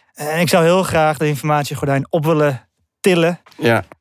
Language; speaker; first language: Dutch; early bilingual, other home language; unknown